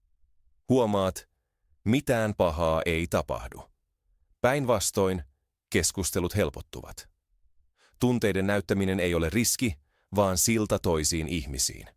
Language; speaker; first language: Finnish; non-native, fluent; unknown